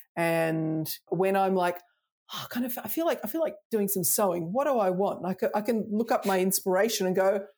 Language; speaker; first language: English; native; English